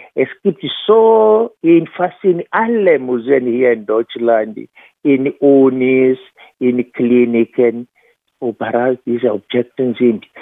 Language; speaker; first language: German; non-native, fluent; Swahili